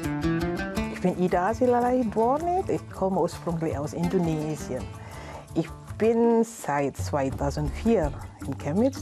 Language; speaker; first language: German; non-native, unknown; Indonesian